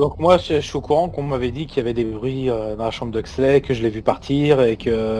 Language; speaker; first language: French; native; French